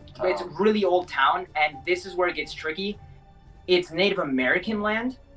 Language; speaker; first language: English; native; English